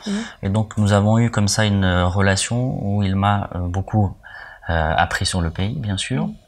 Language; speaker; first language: French; early bilingual, heritage; French